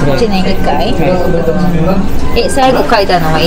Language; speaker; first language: Japanese; native; Japanese